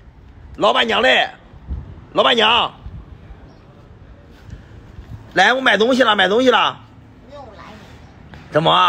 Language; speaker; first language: Chinese; native; Chinese